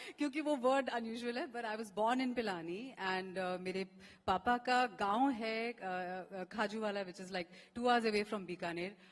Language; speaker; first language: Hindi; native; Hindi